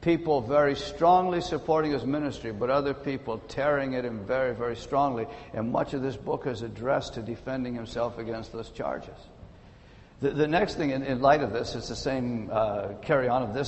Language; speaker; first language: English; native; English